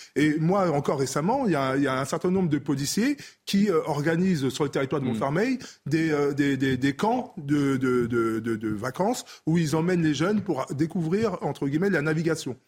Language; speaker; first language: French; native; French